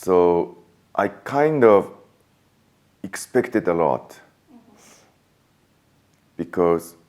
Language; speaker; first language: English; non-native, fluent; Japanese